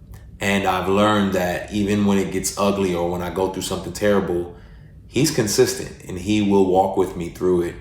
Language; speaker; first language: English; native; English